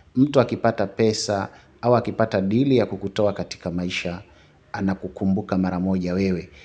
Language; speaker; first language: Swahili; non-native, local second language; Sukuma